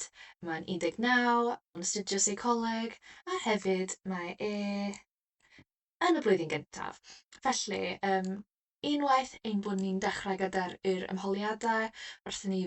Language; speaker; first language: Welsh; non-native, local second language; English